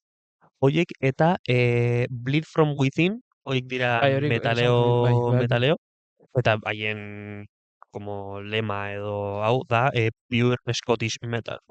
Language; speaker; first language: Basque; non-native, local second language; Spanish